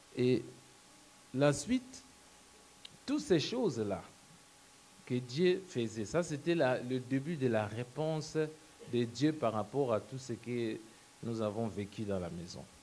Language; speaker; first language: French; non-native, local second language; Lingala